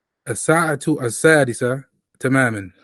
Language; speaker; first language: Arabic; non-native, learner; English